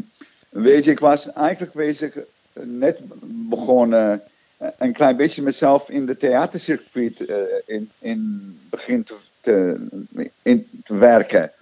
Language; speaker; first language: Dutch; non-native, fluent; Portuguese